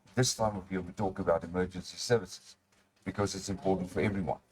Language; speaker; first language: English; non-native, local second language; Afrikaans